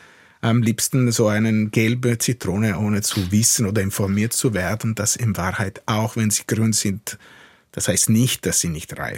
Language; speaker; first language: German; non-native, fluent; Italian